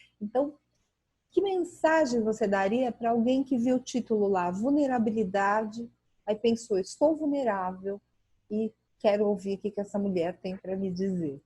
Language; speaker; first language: Portuguese; native; Portuguese